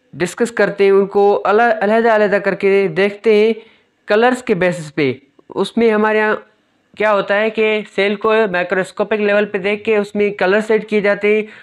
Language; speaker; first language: Urdu; native; Urdu